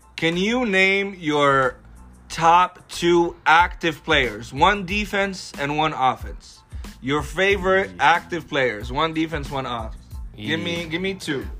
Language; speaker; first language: English; early bilingual, other home language; Arabic